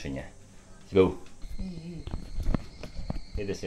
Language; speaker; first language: Japanese; non-native, learner; Filipino